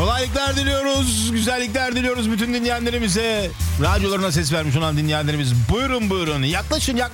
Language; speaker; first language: Turkish; native; Turkish